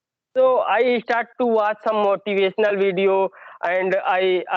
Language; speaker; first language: English; non-native, learner; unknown